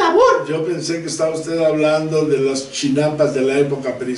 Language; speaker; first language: Spanish; native; Spanish